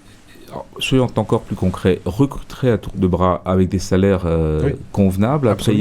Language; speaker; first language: French; native; French